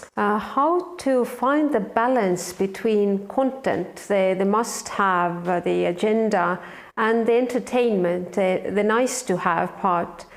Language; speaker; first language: English; non-native, fluent; Estonian